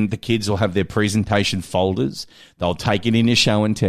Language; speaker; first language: English; native; English